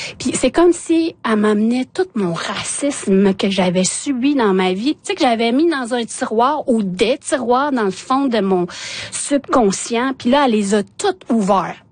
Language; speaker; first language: French; non-native, local second language; Innu-aimun